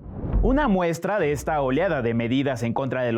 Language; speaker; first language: Spanish; native; Spanish